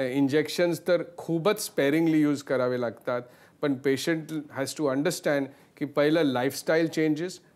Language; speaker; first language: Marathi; non-native, local second language; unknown